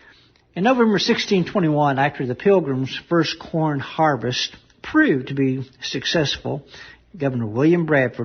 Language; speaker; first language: English; native; English